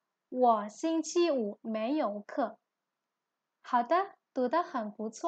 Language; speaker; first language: Chinese; non-native, fluent; Indonesian